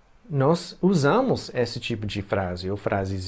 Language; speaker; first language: Portuguese; non-native, fluent; English